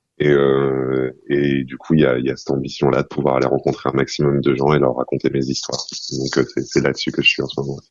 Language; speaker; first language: French; non-native, fluent; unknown